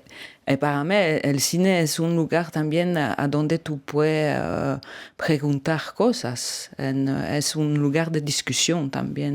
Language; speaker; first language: Spanish; non-native, fluent; French